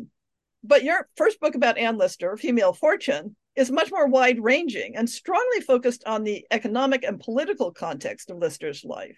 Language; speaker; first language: English; native; English